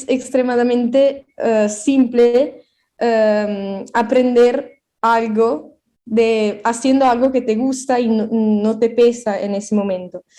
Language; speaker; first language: Spanish; non-native, fluent; Italian